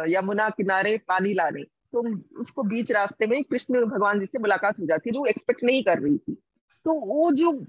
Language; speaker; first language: Hindi; non-native, local second language; Odia